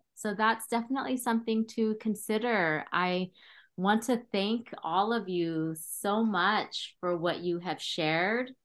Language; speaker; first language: English; early bilingual, other home language; Khmer